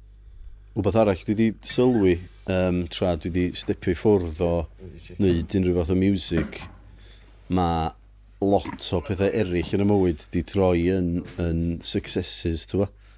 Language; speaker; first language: Welsh; native; Welsh